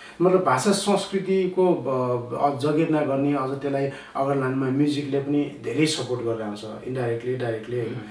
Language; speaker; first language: Nepali; non-native, local second language; Newari